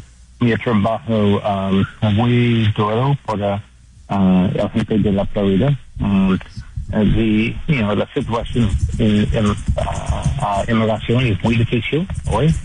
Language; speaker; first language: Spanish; non-native, learner; English